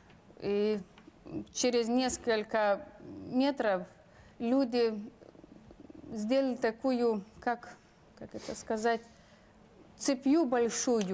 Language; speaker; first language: Russian; non-native, local second language; Lithuanian